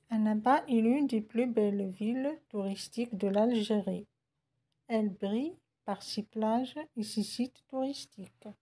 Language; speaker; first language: French; non-native, local second language; Arabic